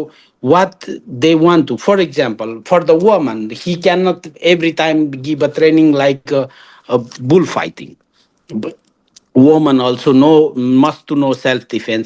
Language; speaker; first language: English; non-native, learner; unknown